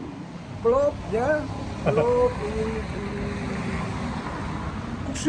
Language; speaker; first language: Russian; non-native, learner; Vietnamese